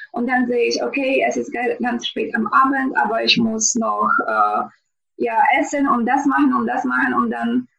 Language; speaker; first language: German; non-native, fluent; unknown